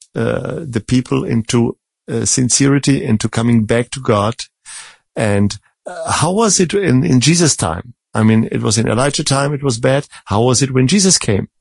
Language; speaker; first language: English; non-native, fluent; Czech